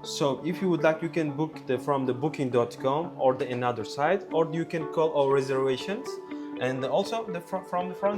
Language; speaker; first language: English; non-native, local second language; Uzbek